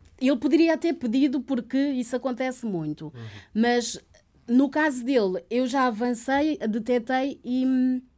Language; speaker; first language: Portuguese; early bilingual, other home language; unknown